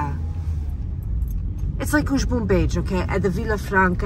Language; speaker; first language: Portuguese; early bilingual, heritage; English